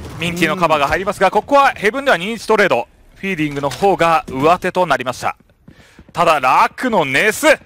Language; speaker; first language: Japanese; native; Japanese